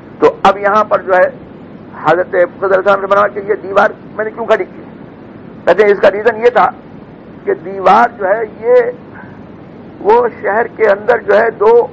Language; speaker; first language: Urdu; native; Urdu